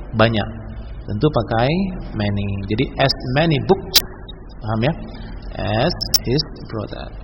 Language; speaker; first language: English; non-native, local second language; Indonesian